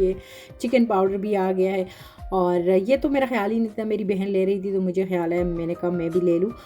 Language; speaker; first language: Urdu; non-native, local second language; Pashto